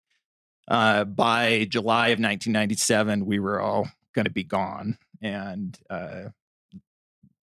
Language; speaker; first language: English; native; English